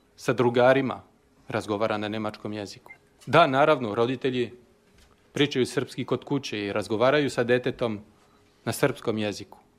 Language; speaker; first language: Serbian; native; Serbian